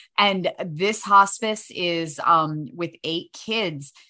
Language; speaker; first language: English; native; English